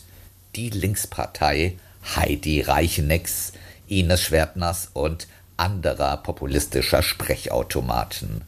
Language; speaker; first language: German; native; German